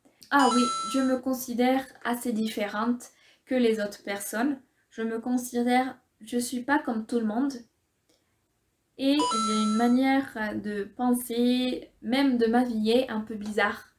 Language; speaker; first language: French; non-native, fluent; Spanish